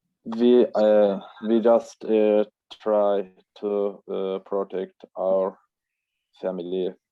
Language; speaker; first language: English; non-native, learner; Turkish